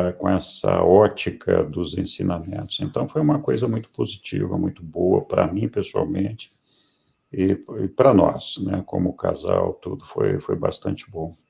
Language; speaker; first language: Portuguese; early bilingual, other home language; Spanish